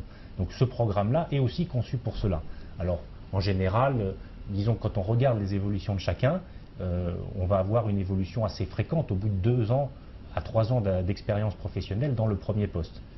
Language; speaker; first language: French; native; French